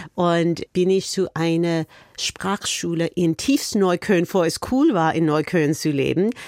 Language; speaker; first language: German; non-native, fluent; English